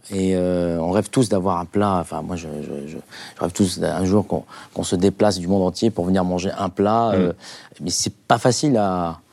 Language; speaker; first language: French; non-native, local second language; Arabic